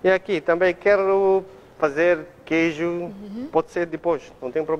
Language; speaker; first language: Portuguese; non-native, learner; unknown